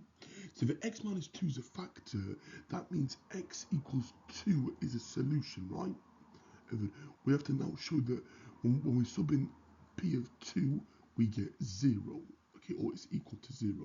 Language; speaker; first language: English; native; English